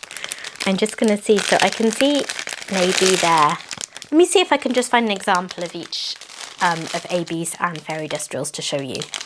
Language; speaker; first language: English; native; English